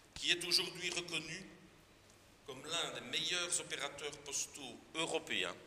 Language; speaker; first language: French; native; French